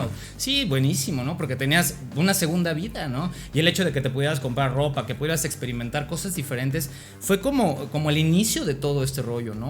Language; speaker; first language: Spanish; native; Spanish